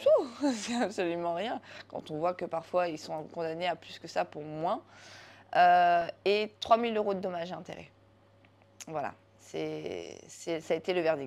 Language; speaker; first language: French; native; French